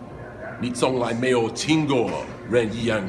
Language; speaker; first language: Chinese; non-native, learner; English